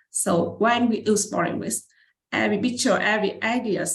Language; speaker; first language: English; non-native, learner; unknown